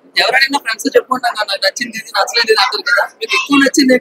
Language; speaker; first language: Telugu; native; Telugu